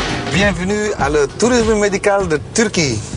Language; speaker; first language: French; non-native, learner; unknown